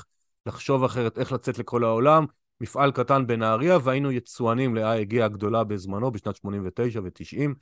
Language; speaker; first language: Hebrew; native; Hebrew